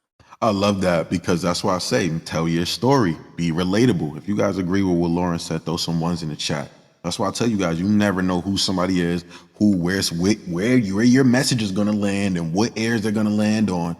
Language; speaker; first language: English; native; English